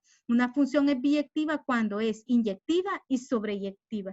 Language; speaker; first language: Spanish; native; Spanish